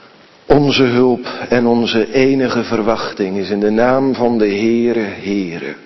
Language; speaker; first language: Dutch; native; Dutch